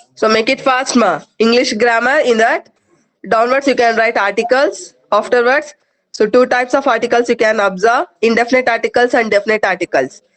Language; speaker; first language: English; non-native, local second language; Kannada